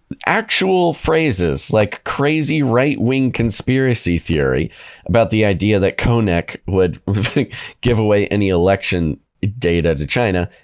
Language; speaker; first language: English; native; English